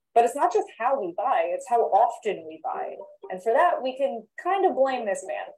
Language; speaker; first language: English; native; English